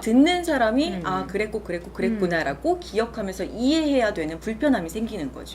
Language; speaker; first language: Korean; native; Korean